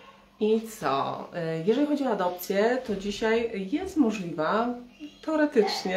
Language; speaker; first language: Polish; native; Polish